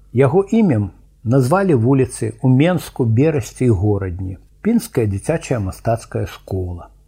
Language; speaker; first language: Belarusian; native; Belarusian